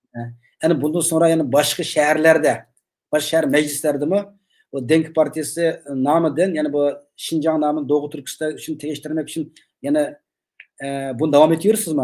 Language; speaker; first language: Turkish; non-native, learner; Uyghur